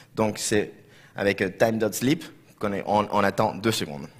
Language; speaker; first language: French; non-native, fluent; Spanish